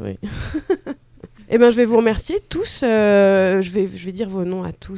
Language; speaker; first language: French; native; French